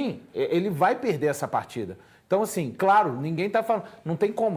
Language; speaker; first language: Portuguese; native; Portuguese